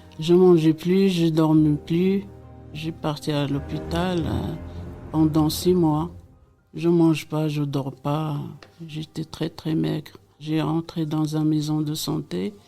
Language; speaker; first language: French; non-native, local second language; Arabic